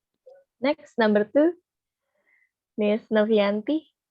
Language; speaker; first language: English; non-native, learner; Indonesian